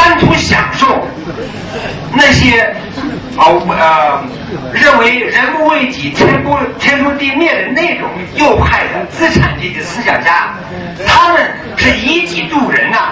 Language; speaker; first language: Chinese; early bilingual, other home language; English